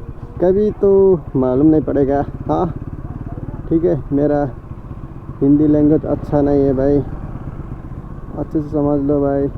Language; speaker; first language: Hindi; non-native, learner; Nepali